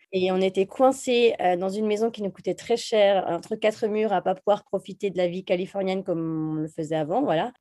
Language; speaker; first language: French; native; French